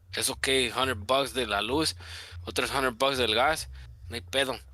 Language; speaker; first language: Spanish; early bilingual, heritage; Spanish